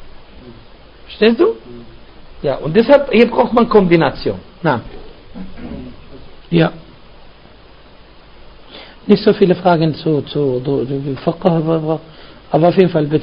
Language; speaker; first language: German; non-native, fluent; Arabic